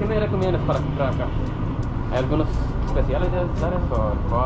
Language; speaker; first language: Spanish; non-native, learner; English